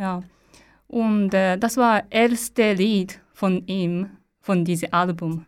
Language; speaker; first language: German; non-native, learner; Japanese